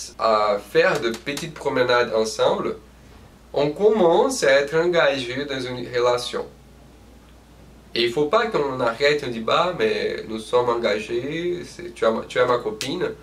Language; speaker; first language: French; non-native, fluent; Portuguese